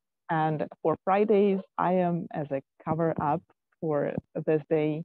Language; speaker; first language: English; non-native, fluent; Ukrainian